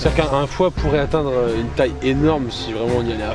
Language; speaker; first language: French; native; French